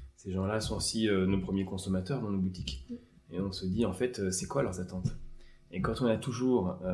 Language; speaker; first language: French; native; French